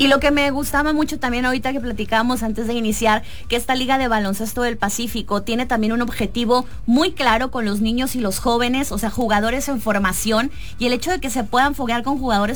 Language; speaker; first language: Spanish; native; Spanish